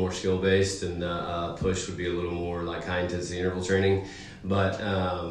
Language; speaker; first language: English; native; English